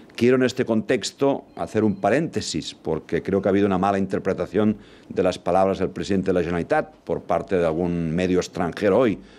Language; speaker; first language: Spanish; non-native, local second language; Catalan